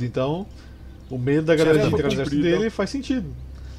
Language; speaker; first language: Portuguese; native; Portuguese